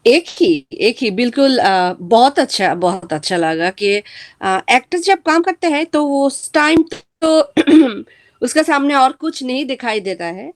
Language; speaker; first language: Hindi; non-native, learner; Bangla